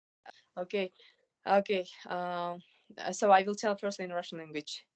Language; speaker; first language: English; non-native, fluent; Kyrgyz